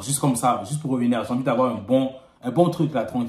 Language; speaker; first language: French; native; French